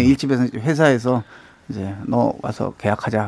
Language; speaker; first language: Korean; native; Korean